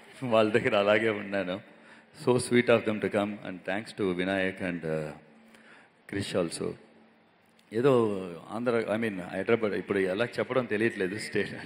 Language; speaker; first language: Telugu; non-native, local second language; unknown